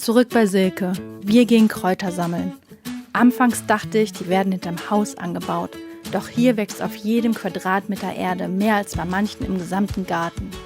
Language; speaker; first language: German; native; German